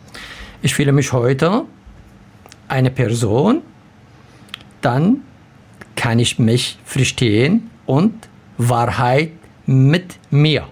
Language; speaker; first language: German; non-native, learner; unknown